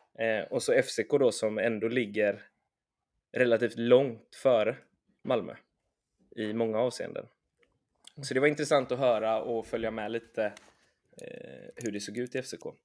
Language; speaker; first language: Swedish; native; Swedish